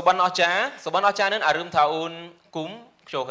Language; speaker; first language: Korean; non-native, learner; Khmer